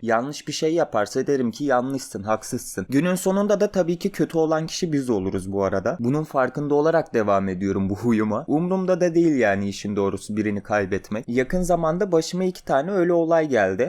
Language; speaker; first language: Turkish; native; Turkish